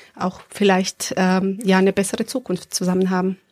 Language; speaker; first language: German; early bilingual, other home language; Serbian